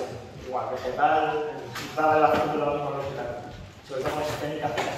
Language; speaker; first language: Spanish; native; Spanish